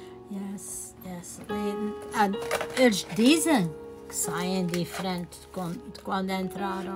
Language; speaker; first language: Portuguese; native; Portuguese